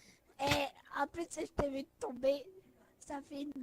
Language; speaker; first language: French; native; French